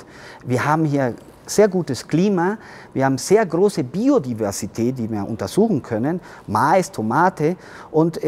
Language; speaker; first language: German; early bilingual, heritage; German